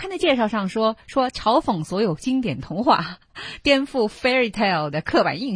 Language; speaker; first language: Chinese; native; Chinese